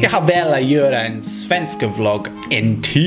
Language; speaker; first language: Swedish; non-native, learner; English